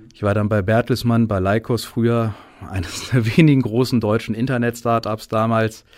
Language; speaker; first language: German; native; German